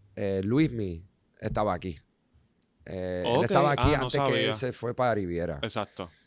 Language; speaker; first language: Spanish; non-native, fluent; Dutch